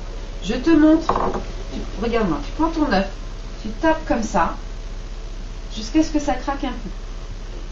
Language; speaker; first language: French; native; French